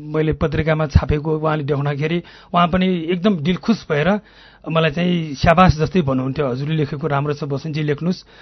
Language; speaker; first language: Nepali; non-native, local second language; Newari